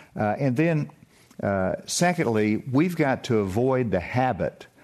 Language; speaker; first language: English; native; English